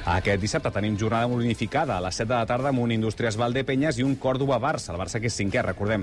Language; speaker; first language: Catalan; native; Catalan